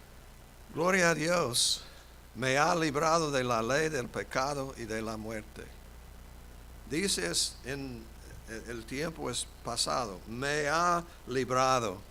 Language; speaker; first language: Spanish; non-native, fluent; English